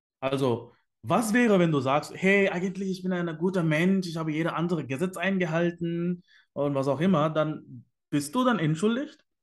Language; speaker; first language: German; non-native, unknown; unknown